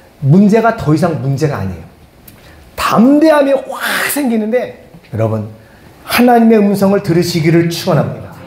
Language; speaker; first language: Korean; native; Korean